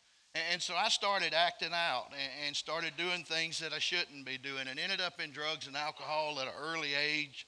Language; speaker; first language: English; native; English